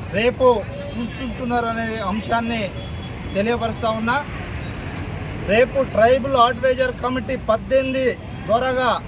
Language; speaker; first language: Telugu; non-native, local second language; Lambadi